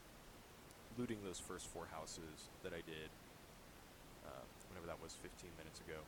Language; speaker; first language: English; native; English